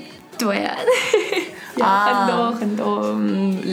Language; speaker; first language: Chinese; non-native, fluent; Russian